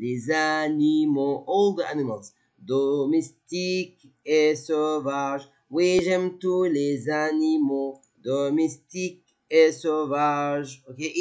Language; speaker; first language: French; non-native, fluent; Arabic